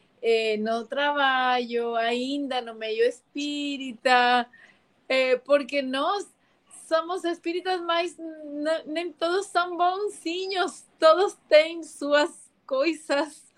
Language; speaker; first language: Portuguese; non-native, learner; Spanish